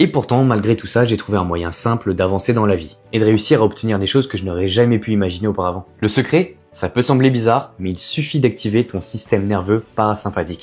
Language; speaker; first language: French; native; French